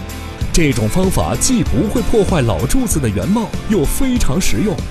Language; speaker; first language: Chinese; native; Chinese